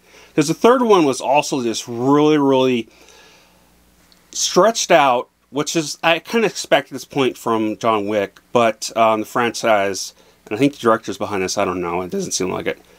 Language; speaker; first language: English; native; English